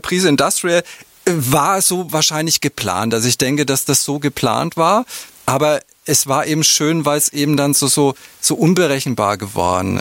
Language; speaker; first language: German; native; German